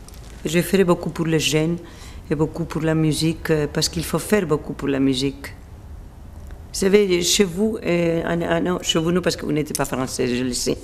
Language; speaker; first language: French; non-native, fluent; Spanish